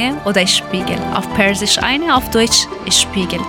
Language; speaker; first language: German; non-native, learner; Persian